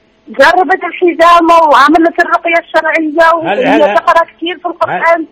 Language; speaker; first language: Arabic; native; Arabic